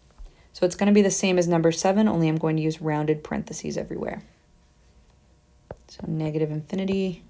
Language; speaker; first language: English; native; English